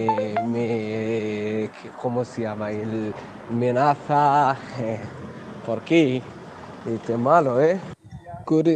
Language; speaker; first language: Spanish; non-native, learner; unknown